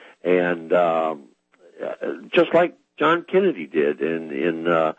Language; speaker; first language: English; native; English